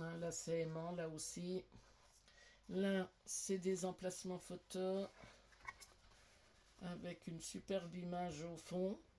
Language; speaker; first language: French; native; French